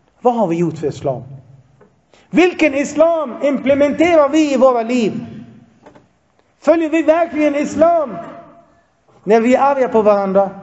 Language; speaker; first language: Swedish; non-native, fluent; Arabic